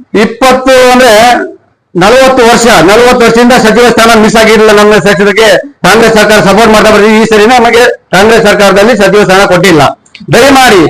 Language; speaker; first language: Kannada; non-native, local second language; Lambadi